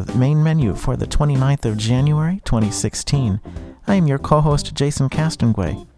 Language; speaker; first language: English; native; English